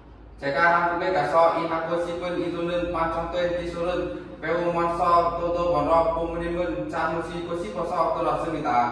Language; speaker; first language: Korean; non-native, learner; Vietnamese